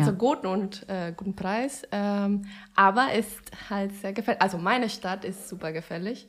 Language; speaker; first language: German; non-native, fluent; Spanish